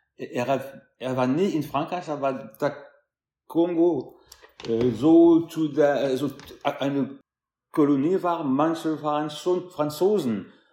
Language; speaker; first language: German; non-native, fluent; French